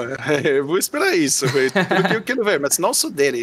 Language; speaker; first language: Portuguese; non-native, fluent; French